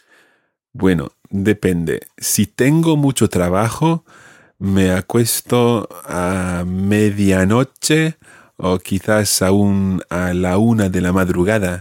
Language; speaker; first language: Spanish; non-native, fluent; English